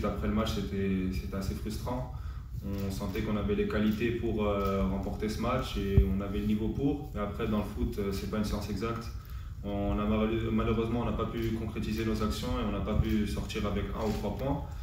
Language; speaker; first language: French; early bilingual, other home language; Arabic